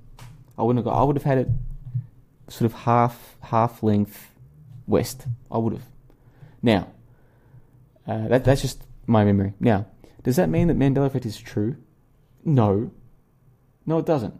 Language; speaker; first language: English; native; English